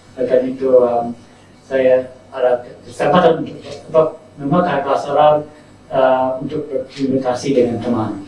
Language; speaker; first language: Indonesian; non-native, fluent; English